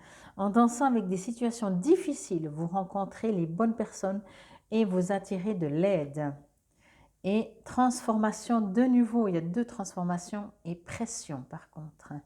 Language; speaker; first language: French; native; French